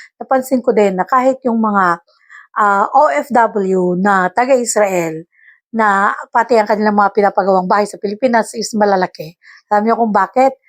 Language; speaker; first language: Filipino; non-native, local second language; Iloko